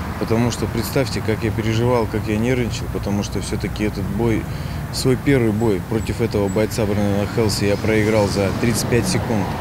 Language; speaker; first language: Russian; native; Russian